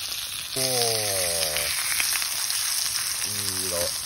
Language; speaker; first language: Japanese; native; Japanese